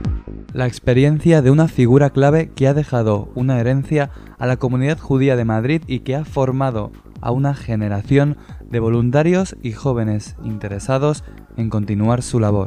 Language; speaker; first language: Spanish; native; Spanish